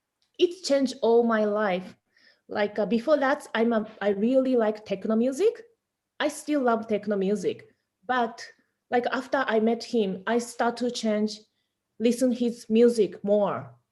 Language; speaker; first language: English; non-native, learner; Japanese